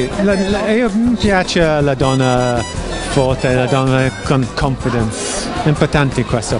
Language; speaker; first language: Italian; non-native, learner; English